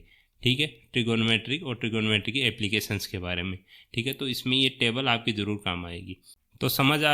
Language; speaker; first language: Hindi; native; Hindi